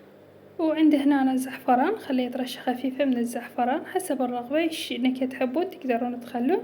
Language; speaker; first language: Arabic; native; Arabic